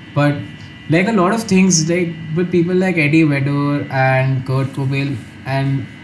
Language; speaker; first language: English; non-native, local second language; Hindi